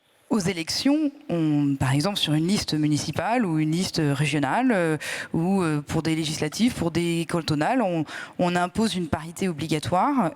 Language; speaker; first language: French; native; French